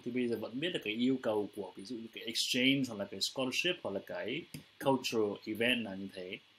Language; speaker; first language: Vietnamese; native; Vietnamese